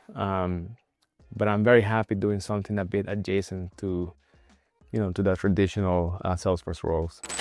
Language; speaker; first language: English; non-native, fluent; Spanish